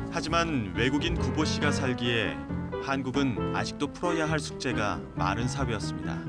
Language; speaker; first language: Korean; native; Korean